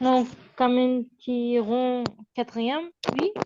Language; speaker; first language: French; non-native, learner; Uzbek